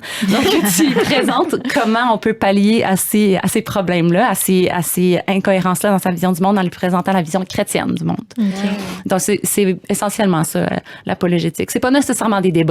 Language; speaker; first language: French; native; French